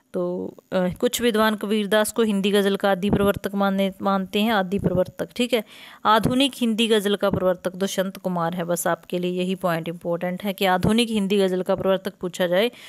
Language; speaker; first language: Hindi; native; Hindi